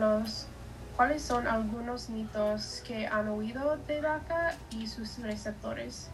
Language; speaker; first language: Spanish; non-native, learner; English